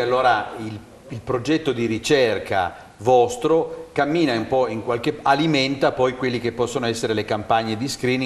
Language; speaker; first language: Italian; native; Italian